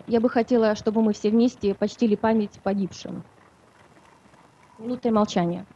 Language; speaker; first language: Russian; native; Russian